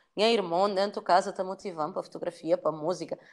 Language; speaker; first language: Portuguese; non-native, local second language; Kabuverdianu